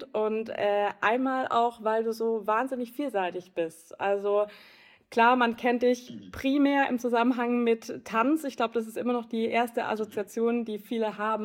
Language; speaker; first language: German; native; German